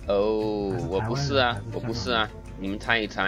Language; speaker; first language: Chinese; non-native, fluent; English